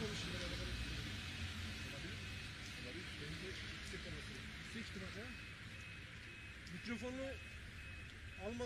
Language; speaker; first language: Turkish; native; Turkish